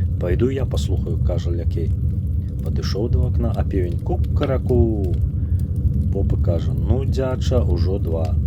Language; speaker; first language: Belarusian; native; Belarusian